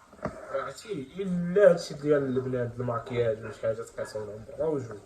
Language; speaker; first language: Arabic; native; Arabic